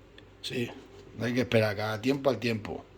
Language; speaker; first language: Spanish; native; Spanish